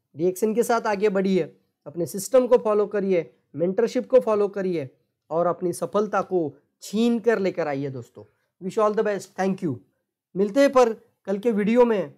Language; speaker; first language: Hindi; non-native, local second language; Marathi